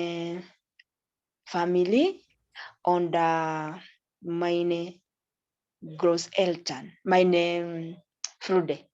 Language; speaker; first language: German; non-native, learner; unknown